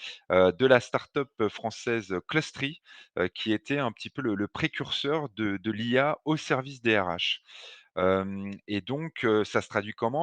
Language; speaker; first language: French; native; French